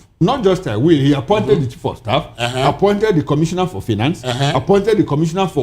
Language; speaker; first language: English; non-native, local second language; Igbo